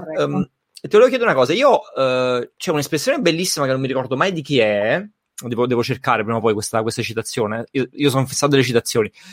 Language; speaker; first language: Italian; native; Italian